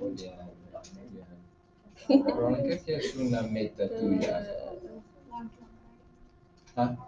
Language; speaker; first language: Spanish; non-native, learner; English